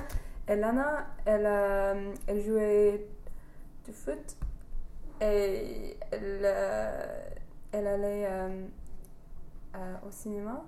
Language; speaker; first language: French; non-native, learner; English